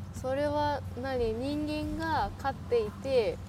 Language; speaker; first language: Japanese; non-native, learner; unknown